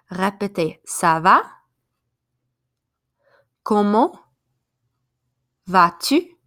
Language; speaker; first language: French; non-native, fluent; English